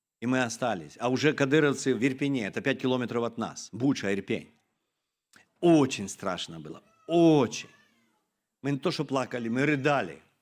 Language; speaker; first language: Russian; non-native, local second language; Ukrainian